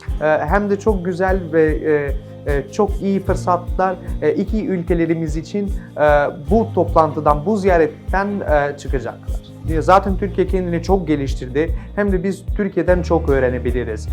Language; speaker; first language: Turkish; non-native, learner; Albanian